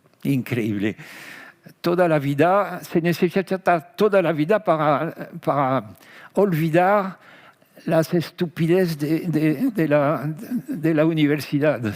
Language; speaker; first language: Spanish; non-native, fluent; French